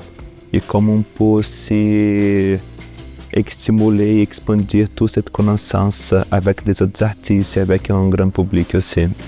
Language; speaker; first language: French; non-native, fluent; Portuguese